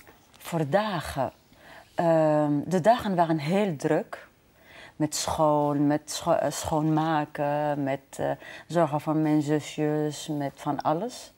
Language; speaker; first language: Dutch; non-native, fluent; Arabic